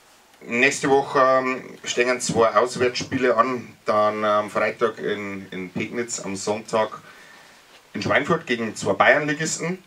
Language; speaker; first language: German; native; German